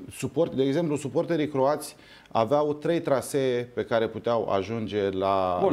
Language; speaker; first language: Romanian; native; Romanian